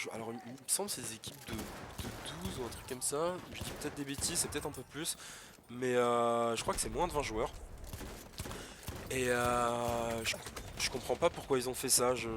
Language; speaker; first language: French; native; French